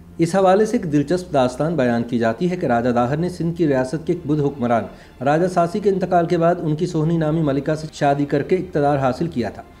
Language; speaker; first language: Urdu; native; Urdu